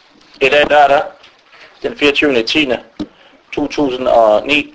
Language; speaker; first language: Danish; early bilingual, other home language; Arabic